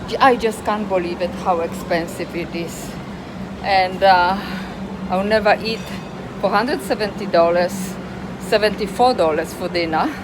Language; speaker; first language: English; non-native, learner; Polish